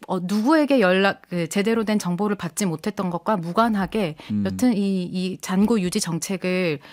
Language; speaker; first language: Korean; native; Korean